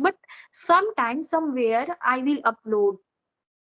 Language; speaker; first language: English; non-native, learner; Odia